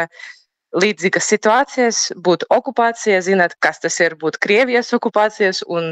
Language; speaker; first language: Latvian; non-native, learner; Ukrainian